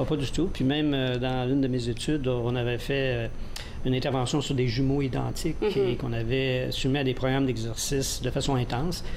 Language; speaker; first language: French; native; French